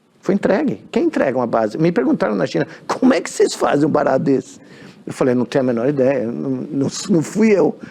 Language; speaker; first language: Portuguese; native; Portuguese